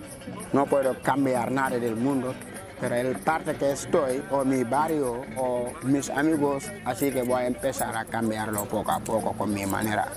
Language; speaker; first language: Spanish; non-native, learner; Wolof